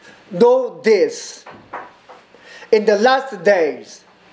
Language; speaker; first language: English; non-native, learner; Korean